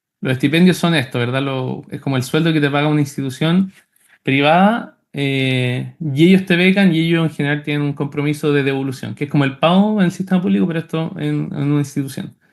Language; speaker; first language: Spanish; native; Spanish